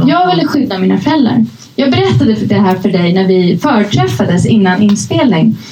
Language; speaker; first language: Swedish; early bilingual, other home language; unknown